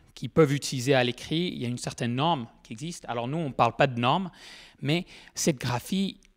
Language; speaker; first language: French; non-native, fluent; English